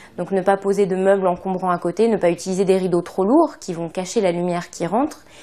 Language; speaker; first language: French; native; French